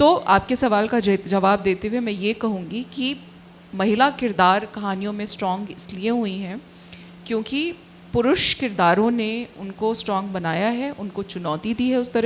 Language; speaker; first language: Hindi; native; Hindi